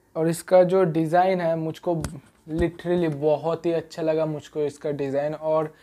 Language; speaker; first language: Hindi; non-native, local second language; Bangla